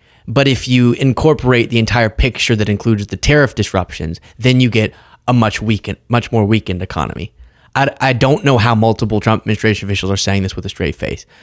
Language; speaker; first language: English; native; English